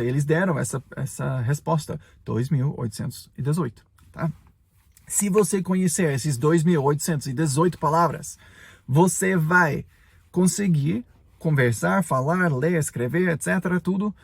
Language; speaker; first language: Portuguese; non-native, fluent; English